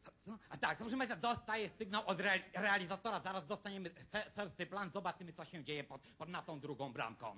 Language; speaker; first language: Polish; native; Polish